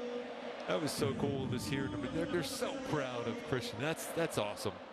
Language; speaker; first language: English; native; English